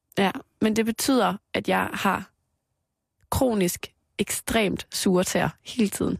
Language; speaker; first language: Danish; native; Danish